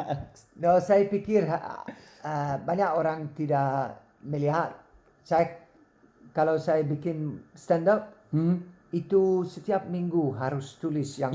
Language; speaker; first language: Indonesian; non-native, learner; Dutch